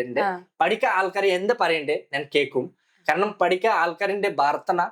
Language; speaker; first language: Malayalam; non-native, fluent; Bangla